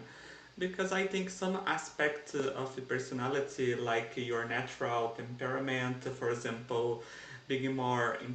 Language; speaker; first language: English; non-native, learner; Portuguese